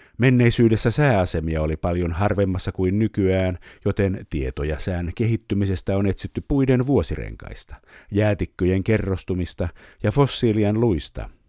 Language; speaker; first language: Finnish; native; Finnish